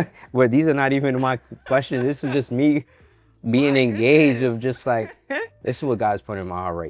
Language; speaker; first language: English; native; English